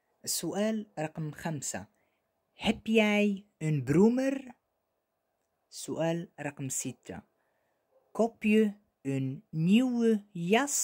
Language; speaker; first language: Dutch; non-native, fluent; Arabic